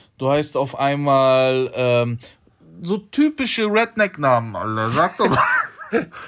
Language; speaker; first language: German; early bilingual, other home language; Polish